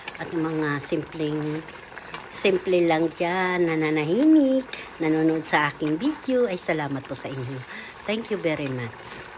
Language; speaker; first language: Filipino; native; Filipino